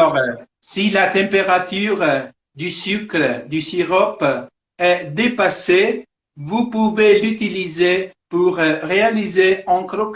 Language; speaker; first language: French; non-native, fluent; Italian